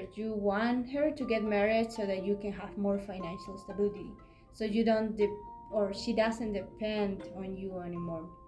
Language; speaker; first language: English; non-native, fluent; Spanish